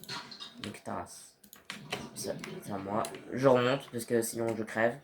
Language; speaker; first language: French; native; French